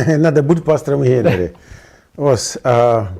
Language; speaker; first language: Ukrainian; non-native, fluent; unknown